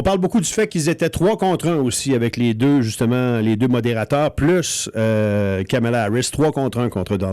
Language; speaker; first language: French; native; French